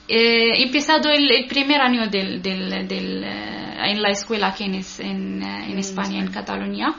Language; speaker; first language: Spanish; non-native, learner; Arabic